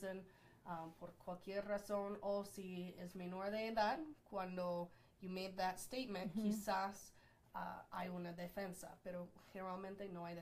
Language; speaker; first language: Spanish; non-native, fluent; English